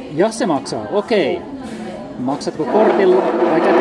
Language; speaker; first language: Finnish; native; Finnish